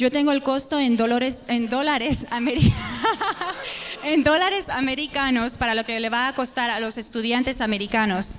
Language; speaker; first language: Spanish; native; Spanish